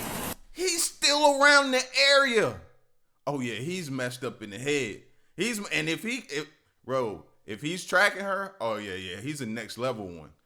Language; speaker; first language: English; native; English